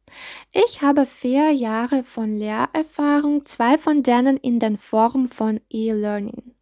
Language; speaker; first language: German; non-native, fluent; Russian